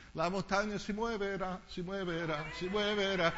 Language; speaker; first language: Spanish; non-native, learner; English